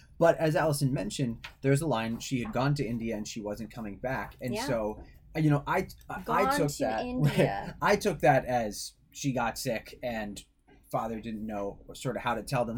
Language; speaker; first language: English; native; English